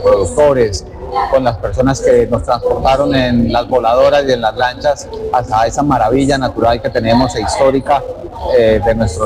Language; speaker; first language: Spanish; native; Spanish